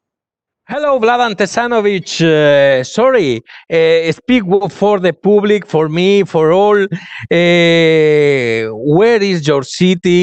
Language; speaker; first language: English; non-native, learner; Galician